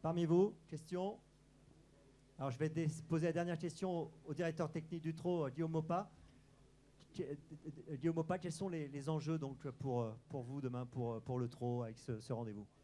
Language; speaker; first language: French; native; French